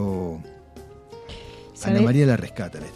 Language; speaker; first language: Spanish; native; Spanish